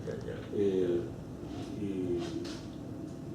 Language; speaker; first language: Spanish; native; Spanish